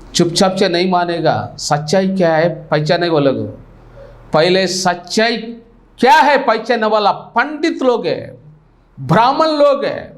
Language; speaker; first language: Hindi; non-native, local second language; Telugu